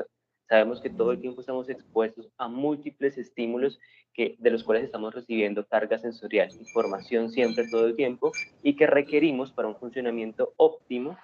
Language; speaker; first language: Spanish; native; Spanish